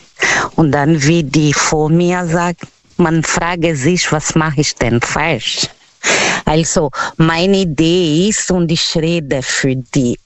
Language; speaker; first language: German; non-native, learner; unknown